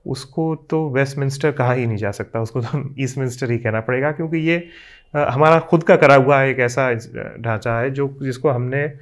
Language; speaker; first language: Hindi; native; Hindi